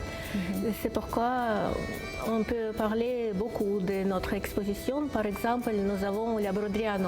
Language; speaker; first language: French; non-native, fluent; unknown